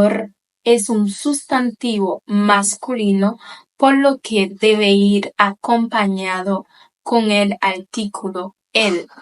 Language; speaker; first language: Spanish; non-native, fluent; Haitian Creole